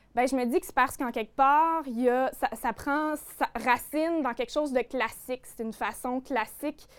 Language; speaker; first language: French; native; French